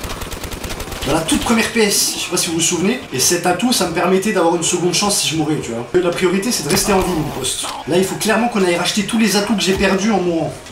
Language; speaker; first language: French; native; French